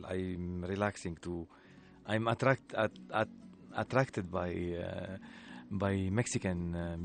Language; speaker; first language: English; non-native, learner; Arabic